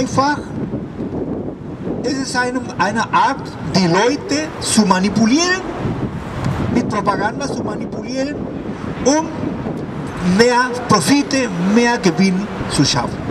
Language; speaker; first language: German; non-native, fluent; Spanish